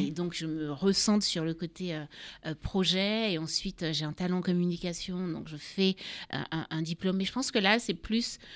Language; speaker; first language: French; native; French